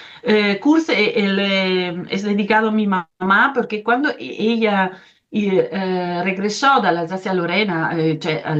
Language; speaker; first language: Spanish; non-native, fluent; Italian